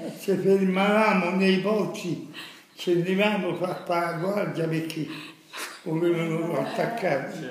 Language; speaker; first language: Italian; early bilingual, heritage; Italian